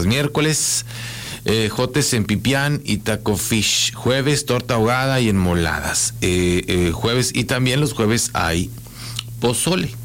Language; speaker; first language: Spanish; native; Spanish